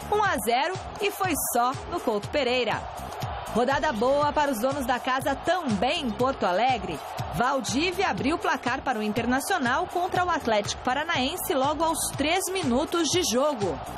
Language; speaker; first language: Portuguese; native; Portuguese